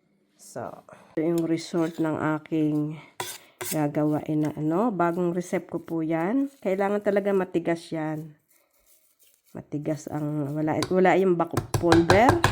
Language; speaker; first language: Filipino; native; Filipino